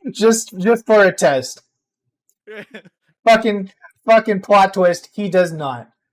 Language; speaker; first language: English; native; English